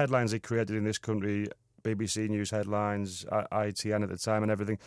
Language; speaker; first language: English; native; English